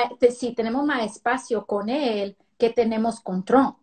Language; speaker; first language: Spanish; early bilingual, other home language; English